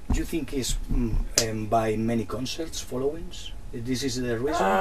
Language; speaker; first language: English; non-native, learner; Spanish